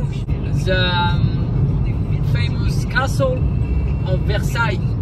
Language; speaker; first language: English; non-native, learner; French